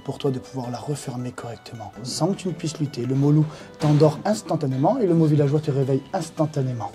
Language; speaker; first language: French; native; French